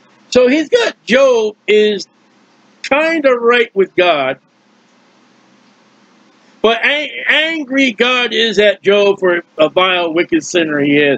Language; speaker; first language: English; native; English